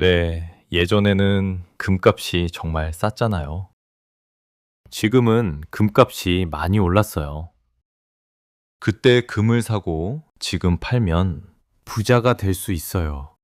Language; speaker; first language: Korean; early bilingual, heritage; English